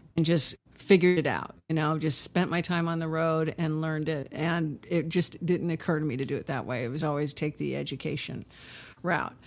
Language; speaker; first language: English; native; English